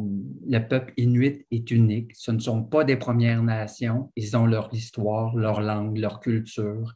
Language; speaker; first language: French; native; French